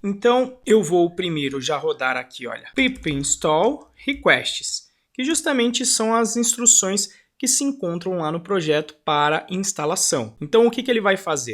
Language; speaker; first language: Portuguese; native; Portuguese